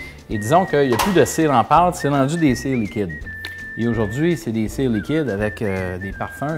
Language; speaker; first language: French; native; French